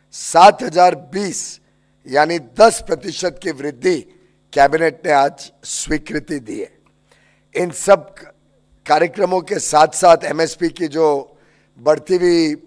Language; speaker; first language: Hindi; native; Hindi